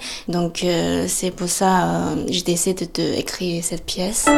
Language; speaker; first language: French; non-native, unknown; Chinese